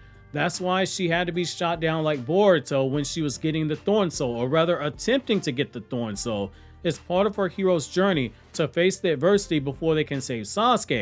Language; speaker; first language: English; native; English